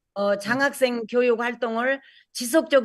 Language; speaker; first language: Korean; native; Korean